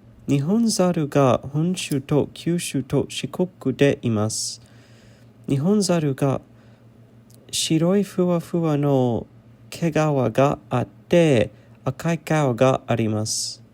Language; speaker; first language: Japanese; non-native, learner; English